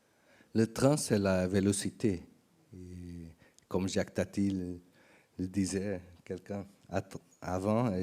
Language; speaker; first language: French; non-native, learner; Portuguese